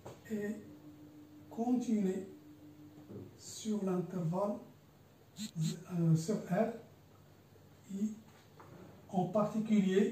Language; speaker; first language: French; non-native, local second language; Arabic